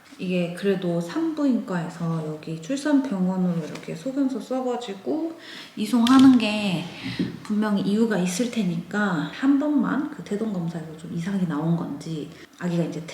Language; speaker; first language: Korean; native; Korean